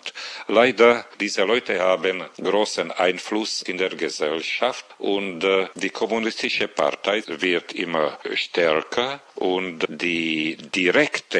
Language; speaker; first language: German; non-native, fluent; Slovak